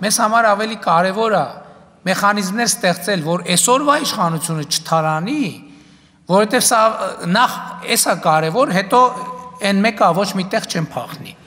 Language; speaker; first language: Armenian; native; Armenian